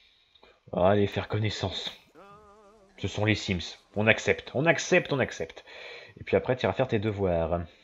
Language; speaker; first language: French; native; French